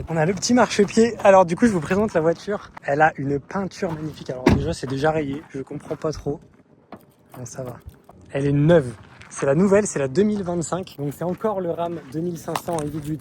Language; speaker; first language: French; native; French